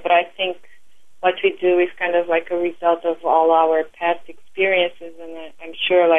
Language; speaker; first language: English; non-native, fluent; Portuguese